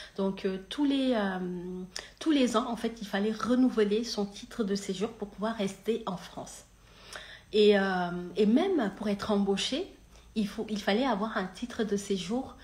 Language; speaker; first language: French; non-native, local second language; Wolof